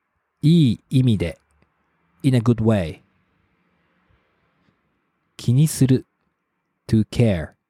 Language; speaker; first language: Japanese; non-native, fluent; English